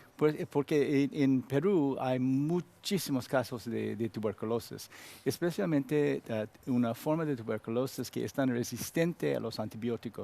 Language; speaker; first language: Spanish; non-native, learner; Korean